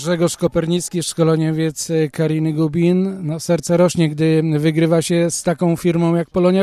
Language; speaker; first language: Polish; native; Polish